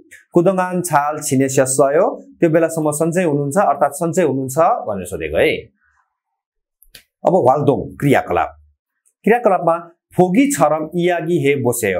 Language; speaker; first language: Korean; non-native, fluent; Nepali